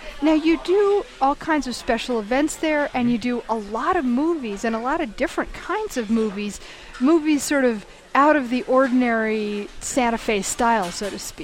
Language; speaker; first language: English; native; English